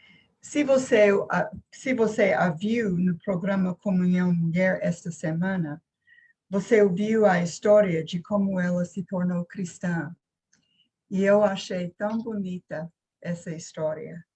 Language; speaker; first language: Portuguese; non-native, fluent; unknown